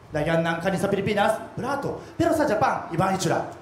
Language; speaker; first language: Filipino; non-native, learner; Japanese